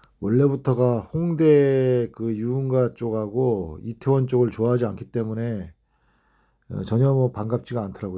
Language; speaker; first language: Korean; native; Korean